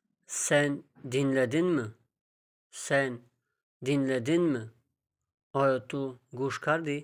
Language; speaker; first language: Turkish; non-native, fluent; Tajik